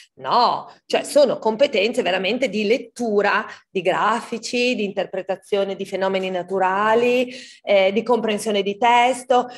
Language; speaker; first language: Italian; native; Italian